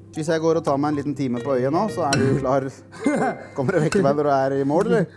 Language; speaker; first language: Norwegian; native; Norwegian